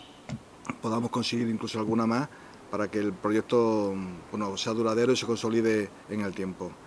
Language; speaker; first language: Spanish; native; Spanish